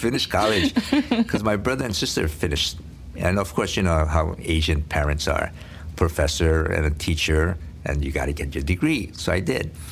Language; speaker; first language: English; early bilingual, other home language; Korean